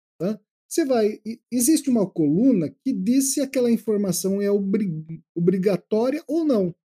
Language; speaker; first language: Portuguese; native; Portuguese